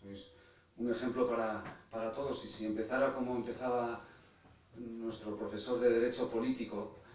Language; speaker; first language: Spanish; native; Spanish